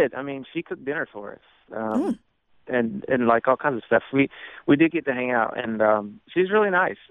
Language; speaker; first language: English; native; English